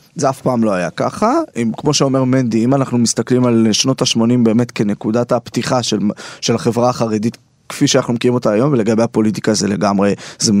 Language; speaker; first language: Hebrew; native; Hebrew